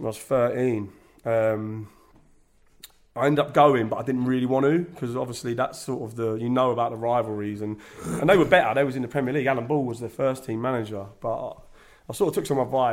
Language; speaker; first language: English; native; English